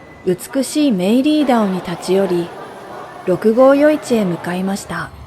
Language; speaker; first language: Japanese; native; Japanese